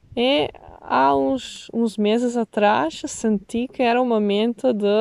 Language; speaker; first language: Portuguese; non-native, fluent; Italian